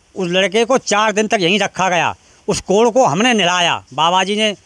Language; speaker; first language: Hindi; native; Hindi